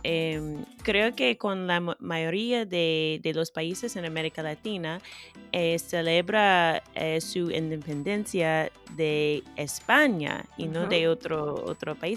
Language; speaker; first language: Spanish; non-native, fluent; English